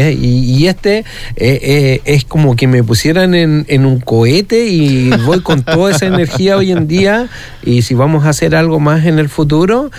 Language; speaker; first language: Spanish; native; Spanish